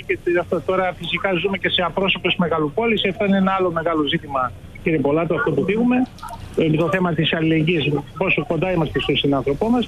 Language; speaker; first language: Greek; native; Greek